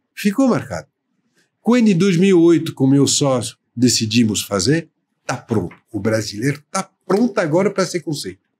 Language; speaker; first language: Portuguese; non-native, fluent; French